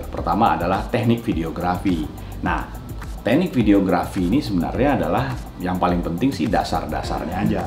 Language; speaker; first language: Indonesian; native; Indonesian